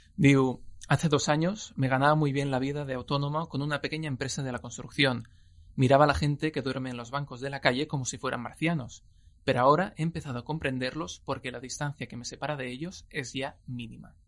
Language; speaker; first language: Spanish; non-native, local second language; Catalan